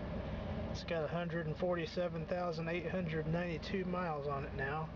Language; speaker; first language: English; native; English